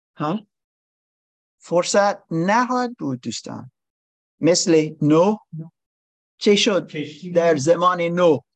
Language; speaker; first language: Persian; non-native, learner; English